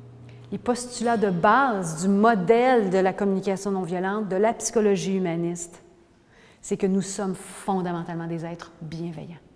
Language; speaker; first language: French; native; French